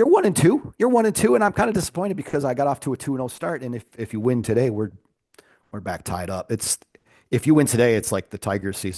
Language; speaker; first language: English; native; English